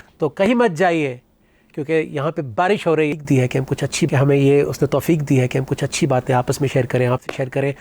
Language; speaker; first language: Urdu; native; Urdu